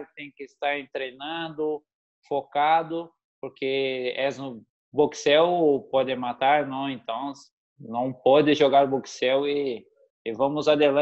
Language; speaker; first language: Spanish; non-native, learner; Portuguese